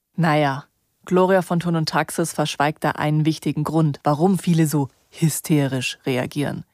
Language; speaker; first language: German; native; German